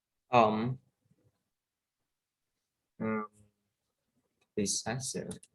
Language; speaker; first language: English; non-native, learner; Vietnamese